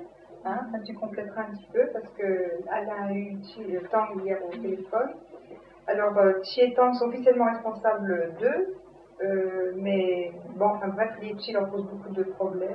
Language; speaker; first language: French; native; French